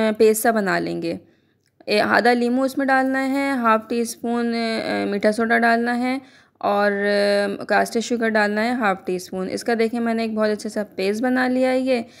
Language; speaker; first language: Hindi; native; Hindi